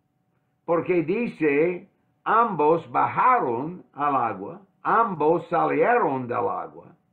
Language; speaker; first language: Spanish; non-native, fluent; English